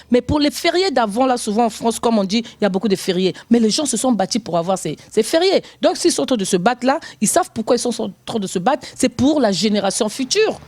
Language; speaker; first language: French; non-native, local second language; Lingala